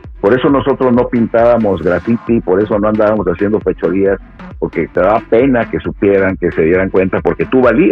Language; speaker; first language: Spanish; native; Spanish